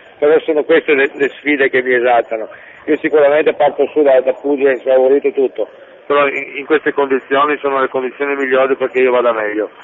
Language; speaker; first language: Italian; native; Italian